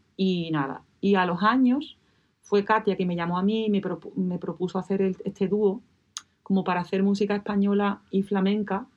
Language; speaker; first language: Spanish; native; Spanish